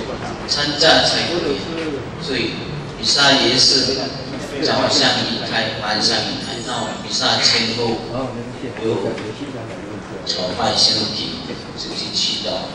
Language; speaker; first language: Chinese; non-native, learner; Korean